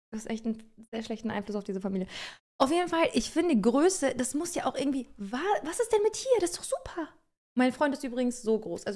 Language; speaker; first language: German; early bilingual, other home language; Turkish